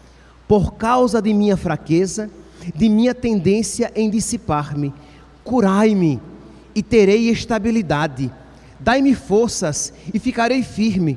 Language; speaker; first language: Portuguese; native; Portuguese